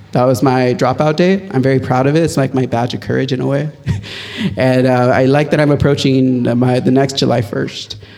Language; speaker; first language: English; early bilingual, other home language; Spanish